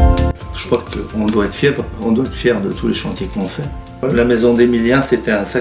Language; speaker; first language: French; native; French